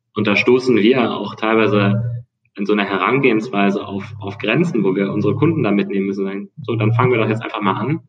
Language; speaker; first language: German; native; German